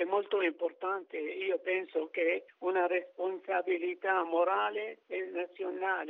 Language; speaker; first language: Italian; non-native, fluent; Arabic